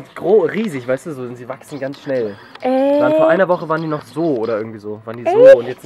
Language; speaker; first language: German; native; German